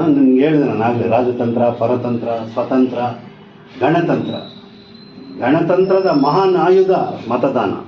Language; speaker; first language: Kannada; non-native, local second language; Telugu